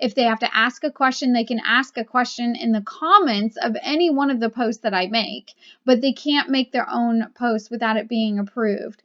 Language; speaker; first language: English; native; English